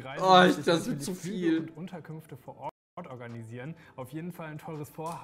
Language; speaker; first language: German; native; German